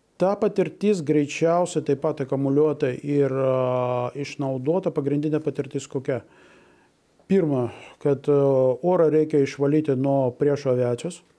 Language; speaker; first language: Lithuanian; non-native, local second language; Russian